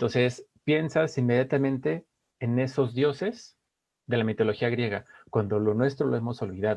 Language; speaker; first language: Spanish; native; Spanish